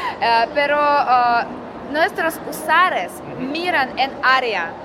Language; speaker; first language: Spanish; non-native, learner; Russian